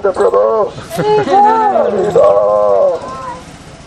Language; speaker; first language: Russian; non-native, learner; English